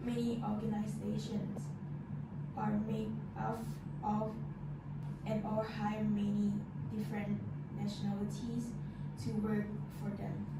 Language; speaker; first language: English; non-native, fluent; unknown